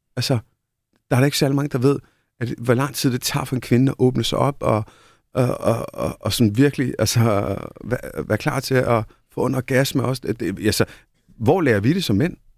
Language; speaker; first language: Danish; early bilingual, other home language; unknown